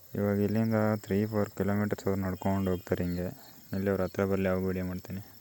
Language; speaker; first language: Kannada; native; Kannada